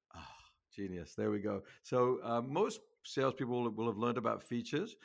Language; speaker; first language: English; native; English